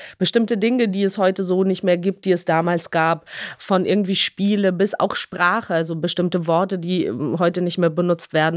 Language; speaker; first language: German; non-native, fluent; Georgian